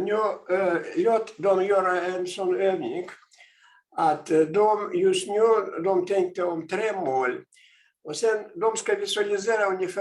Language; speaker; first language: Swedish; non-native, fluent; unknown